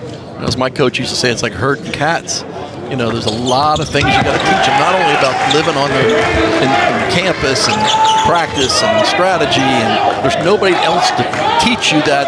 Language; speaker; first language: English; native; English